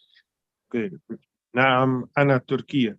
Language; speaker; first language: Arabic; non-native, learner; Dutch